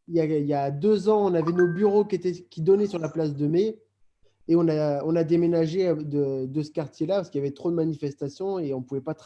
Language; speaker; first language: French; native; French